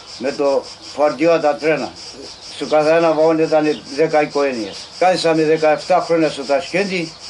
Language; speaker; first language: Greek; early bilingual, heritage; Greek